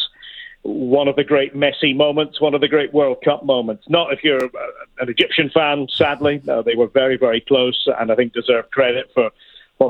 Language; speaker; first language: English; native; English